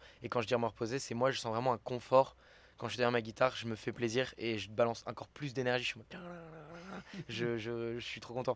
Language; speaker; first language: French; native; French